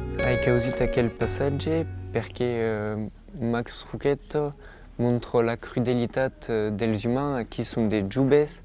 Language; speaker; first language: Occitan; non-native, local second language; French